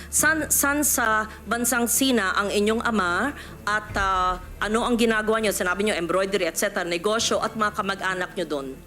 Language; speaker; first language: Filipino; native; Filipino